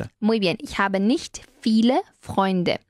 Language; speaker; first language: German; non-native, fluent; Spanish